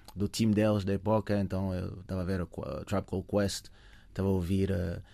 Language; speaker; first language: Portuguese; non-native, fluent; French